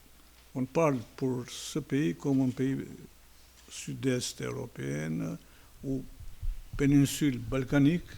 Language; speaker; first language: French; non-native, fluent; Albanian